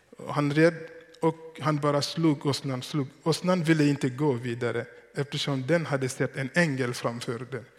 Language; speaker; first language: Swedish; non-native, fluent; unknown